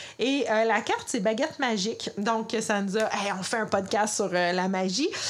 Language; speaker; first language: French; native; French